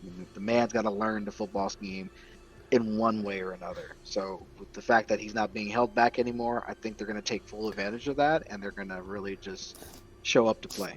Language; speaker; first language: English; native; English